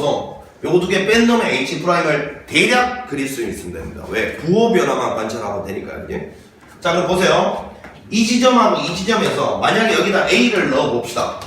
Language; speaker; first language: Korean; native; Korean